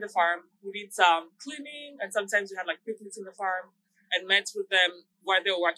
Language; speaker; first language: English; non-native, local second language; Swahili